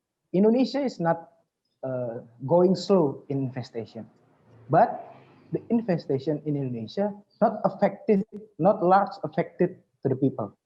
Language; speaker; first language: English; non-native, learner; Indonesian